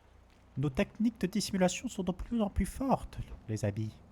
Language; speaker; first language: French; native; French